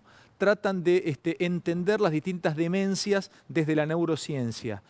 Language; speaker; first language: Spanish; native; Spanish